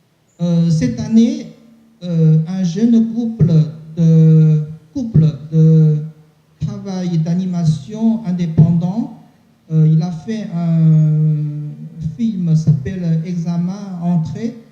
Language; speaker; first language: French; non-native, learner; Chinese